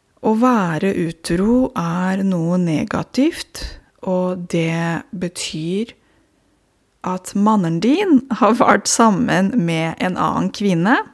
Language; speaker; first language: Norwegian; non-native, fluent; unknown